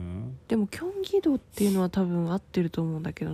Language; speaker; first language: Japanese; native; Japanese